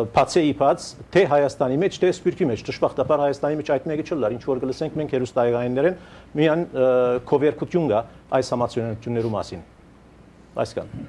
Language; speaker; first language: Armenian; early bilingual, heritage; Armenian